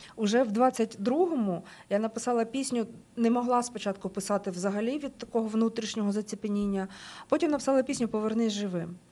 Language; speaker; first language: Ukrainian; native; Ukrainian